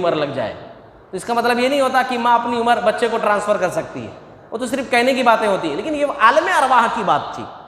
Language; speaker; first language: Urdu; native; Urdu